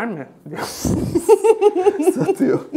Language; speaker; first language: Turkish; native; Turkish